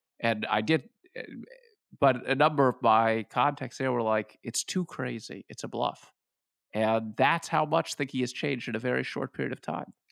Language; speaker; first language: English; native; English